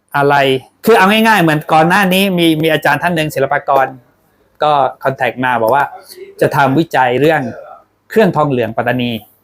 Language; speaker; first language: Thai; non-native, local second language; Pattani Malay